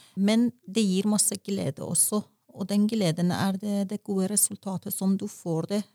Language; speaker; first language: Norwegian; non-native, fluent; Persian